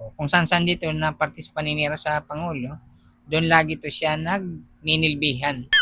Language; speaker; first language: Filipino; native; Filipino